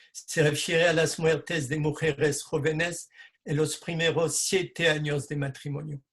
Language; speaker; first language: Spanish; non-native, fluent; French